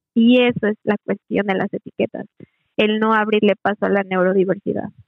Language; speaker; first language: Spanish; native; Spanish